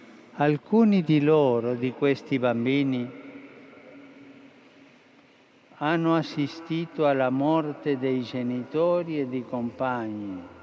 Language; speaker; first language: Italian; non-native, fluent; Spanish